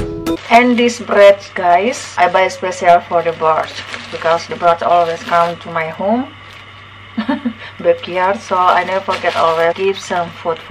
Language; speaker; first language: English; non-native, learner; Indonesian